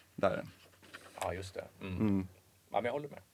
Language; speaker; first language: Swedish; native; Swedish